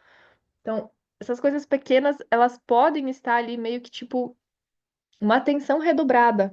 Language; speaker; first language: Portuguese; native; Portuguese